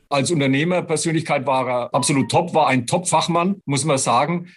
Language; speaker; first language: German; native; German